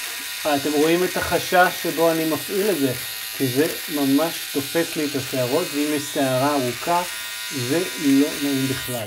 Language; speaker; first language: Hebrew; native; Hebrew